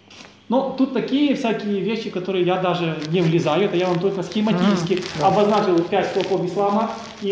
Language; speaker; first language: Russian; native; Russian